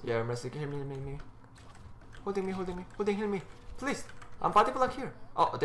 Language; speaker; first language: English; non-native, learner; Korean